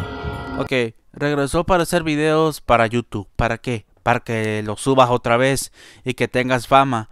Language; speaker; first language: Spanish; native; Spanish